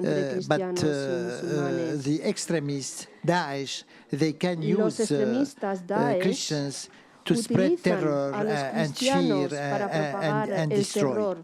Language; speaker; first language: English; non-native, fluent; Arabic